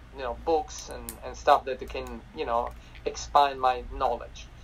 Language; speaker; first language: English; non-native, fluent; Italian